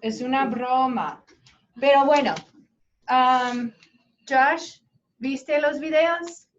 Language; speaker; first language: Spanish; non-native, fluent; English